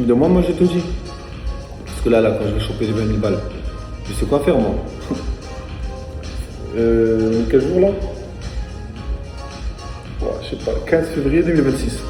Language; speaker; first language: French; non-native, local second language; Arabic